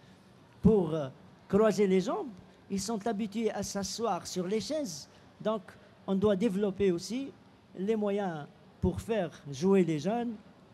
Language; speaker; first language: French; non-native, local second language; Arabic